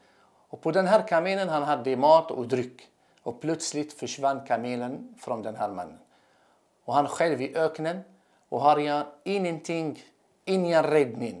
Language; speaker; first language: Swedish; non-native, fluent; Arabic